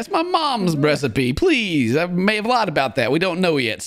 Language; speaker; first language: English; native; English